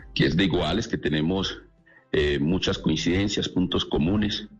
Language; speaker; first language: Spanish; native; Spanish